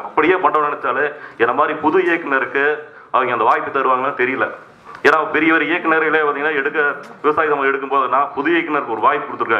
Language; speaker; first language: Tamil; native; Tamil